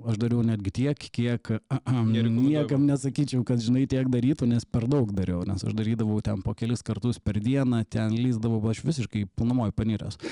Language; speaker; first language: Lithuanian; native; Lithuanian